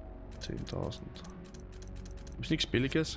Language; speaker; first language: German; native; German